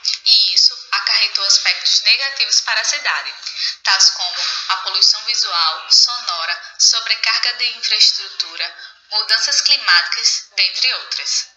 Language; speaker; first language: Portuguese; native; Portuguese